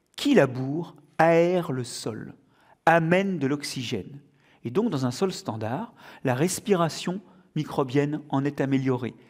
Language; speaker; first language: French; native; French